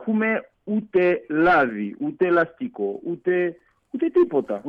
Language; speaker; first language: Greek; early bilingual, heritage; French